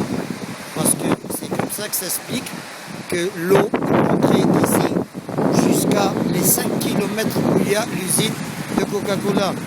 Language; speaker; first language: French; non-native, local second language; Arabic